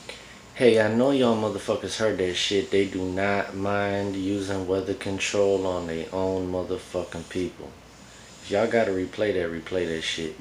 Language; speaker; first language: English; native; English